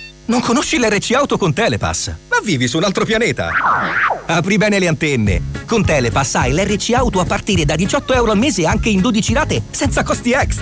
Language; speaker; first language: Italian; native; Italian